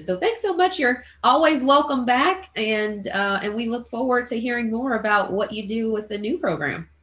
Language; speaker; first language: English; native; English